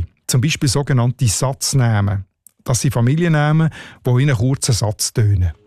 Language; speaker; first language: German; native; German